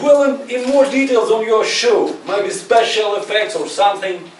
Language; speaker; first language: English; non-native, fluent; Russian